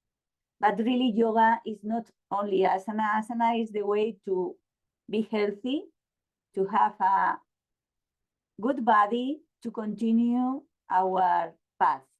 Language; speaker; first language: English; non-native, learner; Spanish